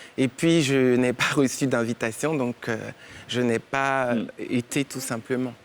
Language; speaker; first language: French; native; French